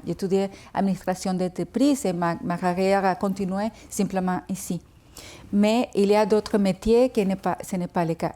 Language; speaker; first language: French; non-native, fluent; Spanish